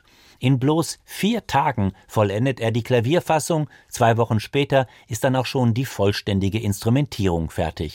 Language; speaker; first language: German; native; German